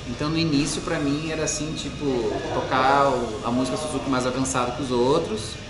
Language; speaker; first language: Portuguese; native; Portuguese